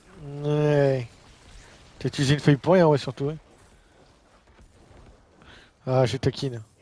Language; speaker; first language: French; native; French